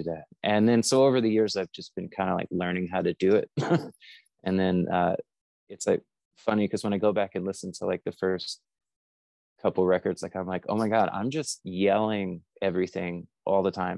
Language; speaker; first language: English; native; English